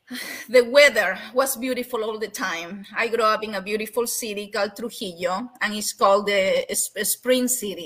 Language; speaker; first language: English; non-native, fluent; Spanish